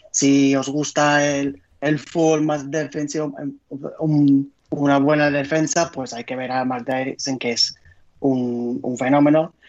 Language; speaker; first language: Spanish; non-native, fluent; English